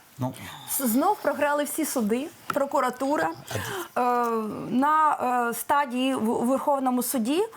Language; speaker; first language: Ukrainian; native; Ukrainian